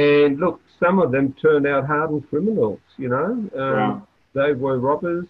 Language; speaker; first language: English; non-native, fluent; German